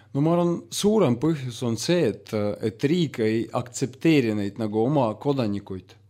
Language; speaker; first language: Estonian; non-native, local second language; Russian